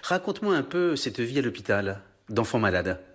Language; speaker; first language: French; native; French